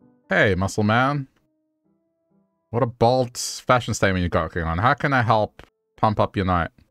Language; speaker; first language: English; native; English